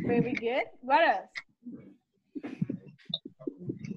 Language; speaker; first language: English; non-native, learner; Spanish